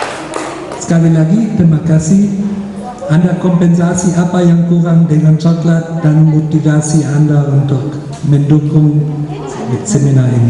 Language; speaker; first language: Indonesian; non-native, fluent; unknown